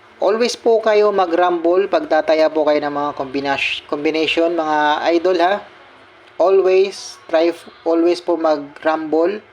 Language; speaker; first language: Filipino; non-native, local second language; Cebuano